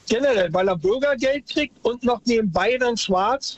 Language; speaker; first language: German; native; German